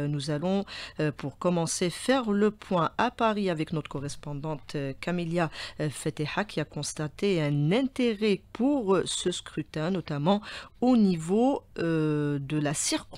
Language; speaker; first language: French; non-native, local second language; Arabic